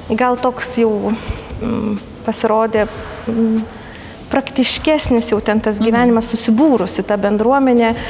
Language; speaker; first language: Lithuanian; native; Lithuanian